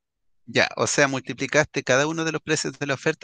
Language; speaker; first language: Spanish; native; Spanish